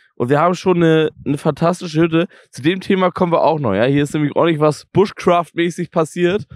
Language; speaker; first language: German; native; German